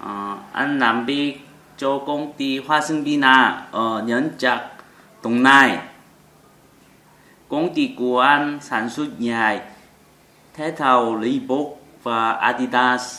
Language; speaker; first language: Vietnamese; non-native, learner; Korean